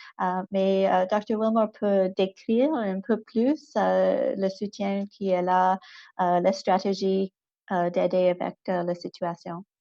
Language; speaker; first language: French; non-native, local second language; English